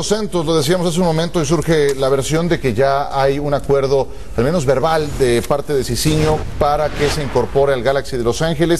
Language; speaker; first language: Spanish; native; Spanish